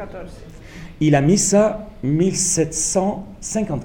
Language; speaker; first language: Spanish; non-native, fluent; French